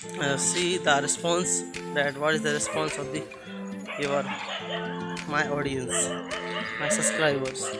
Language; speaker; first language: English; non-native, local second language; Hindi